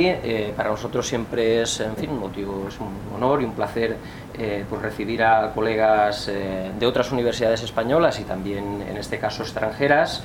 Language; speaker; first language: Spanish; native; Spanish